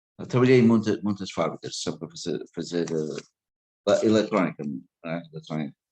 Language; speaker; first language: Portuguese; early bilingual, heritage; English